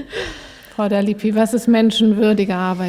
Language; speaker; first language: German; native; German